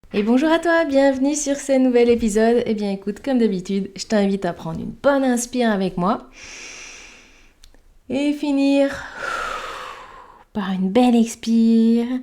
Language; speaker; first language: French; native; French